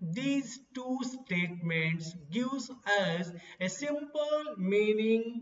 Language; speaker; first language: English; non-native, local second language; Kannada